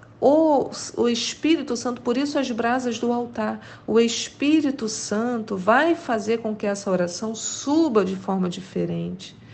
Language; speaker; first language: Portuguese; native; Portuguese